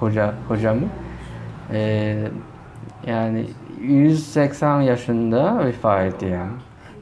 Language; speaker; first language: Turkish; non-native, fluent; Chinese